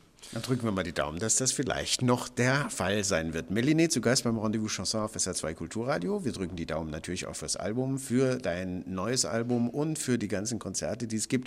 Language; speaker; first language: German; native; German